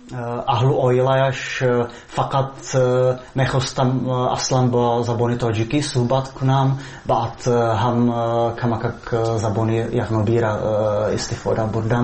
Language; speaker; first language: Persian; non-native, learner; Czech